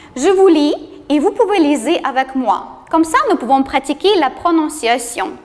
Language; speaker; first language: French; non-native, fluent; Ukrainian